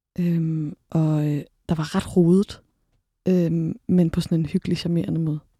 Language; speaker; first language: Danish; native; Danish